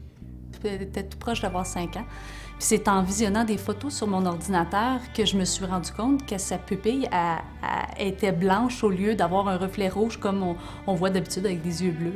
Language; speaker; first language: French; native; French